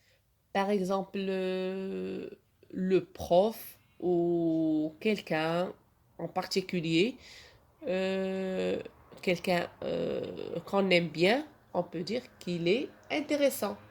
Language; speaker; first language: French; non-native, local second language; Arabic